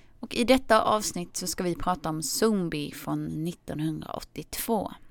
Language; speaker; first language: Swedish; native; Swedish